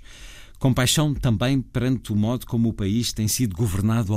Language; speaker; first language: Portuguese; native; Portuguese